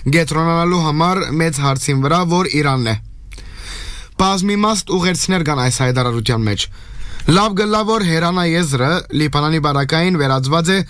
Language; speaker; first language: Armenian; native; Armenian